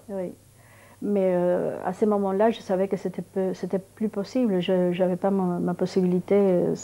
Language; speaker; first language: French; non-native, fluent; Spanish